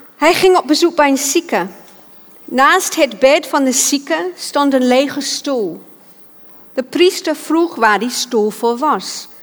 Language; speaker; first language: Dutch; non-native, fluent; English